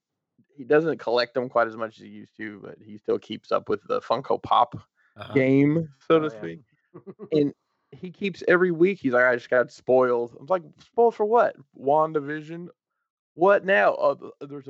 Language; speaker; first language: English; native; English